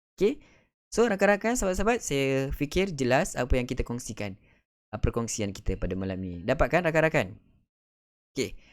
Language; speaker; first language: Malay; native; Malay